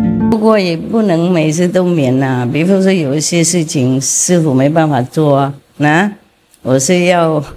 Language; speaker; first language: Chinese; non-native, fluent; Vietnamese